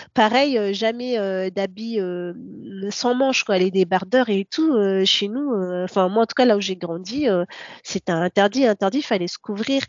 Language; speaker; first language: French; non-native, local second language; Ngazidja Comorian